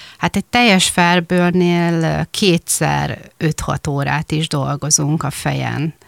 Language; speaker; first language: Hungarian; native; Hungarian